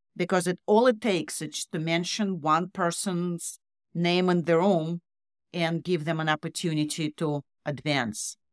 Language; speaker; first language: English; non-native, fluent; Russian